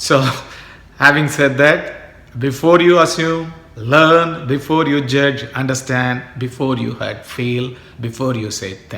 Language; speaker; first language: English; non-native, local second language; Tamil